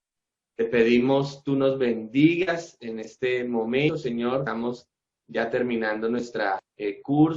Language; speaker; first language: Spanish; native; Spanish